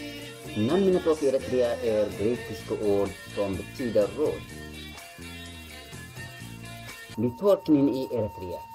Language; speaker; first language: Swedish; non-native, learner; Tigrinya